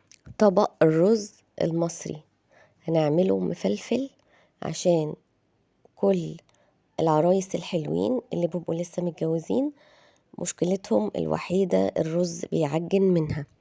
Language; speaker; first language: Arabic; native; Arabic